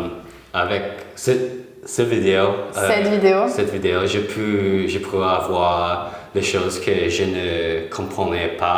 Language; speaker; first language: French; non-native, learner; English